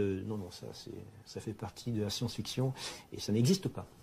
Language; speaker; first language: French; native; French